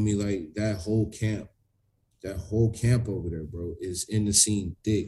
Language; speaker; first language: English; native; English